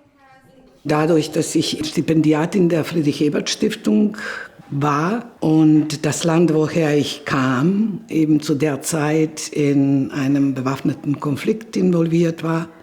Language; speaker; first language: German; non-native, fluent; Serbian